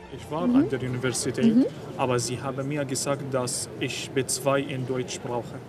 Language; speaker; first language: German; non-native, learner; Adyghe